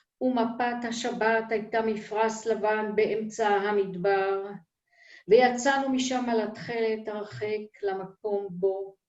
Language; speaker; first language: Hebrew; native; Hebrew